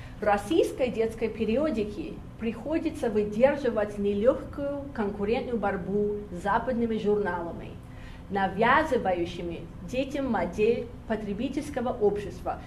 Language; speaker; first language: Russian; non-native, fluent; English